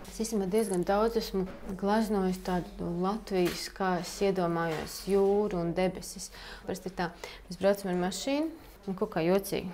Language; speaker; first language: Latvian; native; Latvian